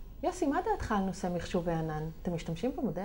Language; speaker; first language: Hebrew; native; Hebrew